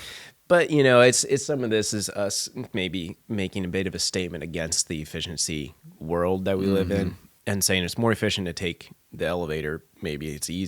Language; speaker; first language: English; native; English